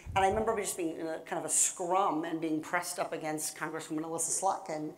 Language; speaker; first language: English; native; English